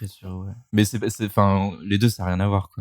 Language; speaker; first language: French; native; French